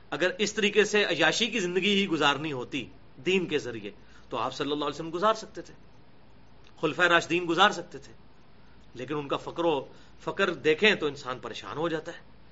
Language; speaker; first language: Urdu; non-native, local second language; Punjabi